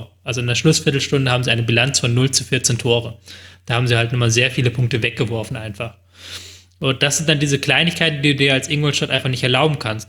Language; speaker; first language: German; native; German